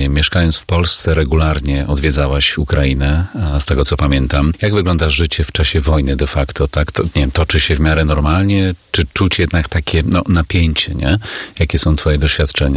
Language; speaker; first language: Polish; native; Polish